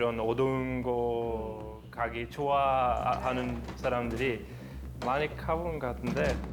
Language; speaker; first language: Korean; non-native, fluent; Norwegian